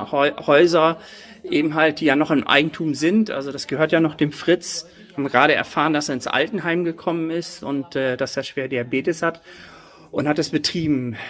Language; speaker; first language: German; native; German